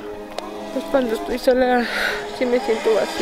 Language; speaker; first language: Spanish; native; Spanish